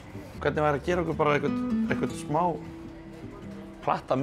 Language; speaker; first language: Icelandic; native; Icelandic